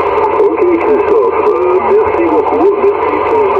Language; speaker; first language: French; non-native, fluent; German